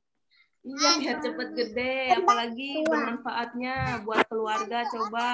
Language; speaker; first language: Indonesian; native; Indonesian